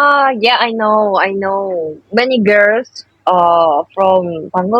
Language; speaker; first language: English; non-native, learner; Korean